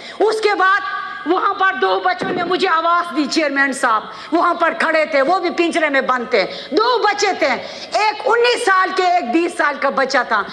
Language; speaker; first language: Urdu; non-native, local second language; Khowar